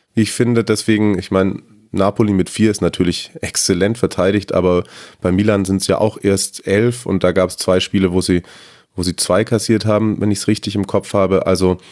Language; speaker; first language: German; non-native, fluent; French